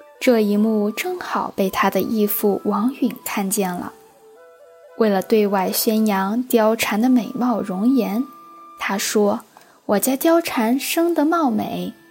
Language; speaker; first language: Chinese; native; Chinese